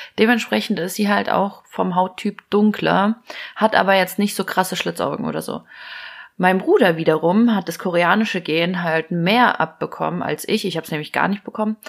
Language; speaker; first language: German; early bilingual, other home language; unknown